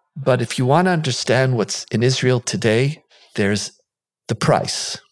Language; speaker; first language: English; non-native, fluent; Hebrew